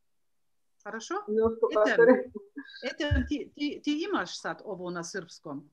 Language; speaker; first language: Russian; non-native, learner; Serbian